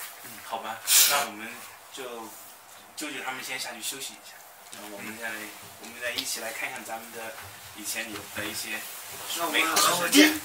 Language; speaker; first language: Chinese; native; Chinese